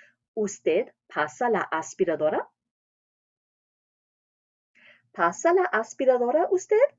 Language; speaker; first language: Spanish; non-native, fluent; English